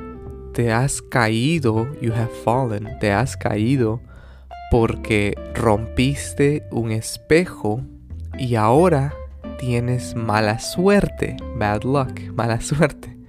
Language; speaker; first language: Spanish; early bilingual, other home language; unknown